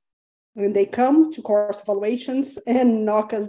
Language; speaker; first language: English; non-native, fluent; Portuguese